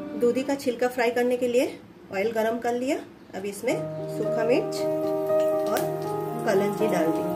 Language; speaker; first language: Hindi; non-native, local second language; Bangla